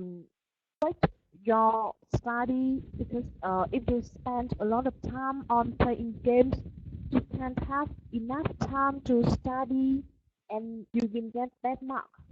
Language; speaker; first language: English; non-native, learner; Vietnamese